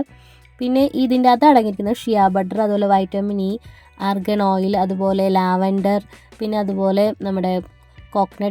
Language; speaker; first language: Malayalam; native; Malayalam